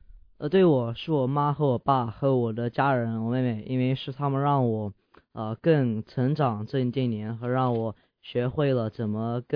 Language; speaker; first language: Chinese; early bilingual, heritage; English